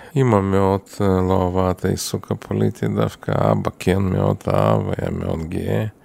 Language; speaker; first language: Hebrew; non-native, fluent; Yiddish